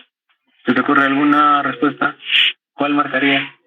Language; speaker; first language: Spanish; native; Spanish